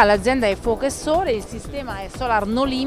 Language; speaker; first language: Italian; native; Italian